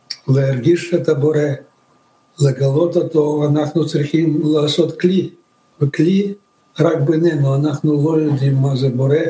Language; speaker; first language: Hebrew; non-native, learner; French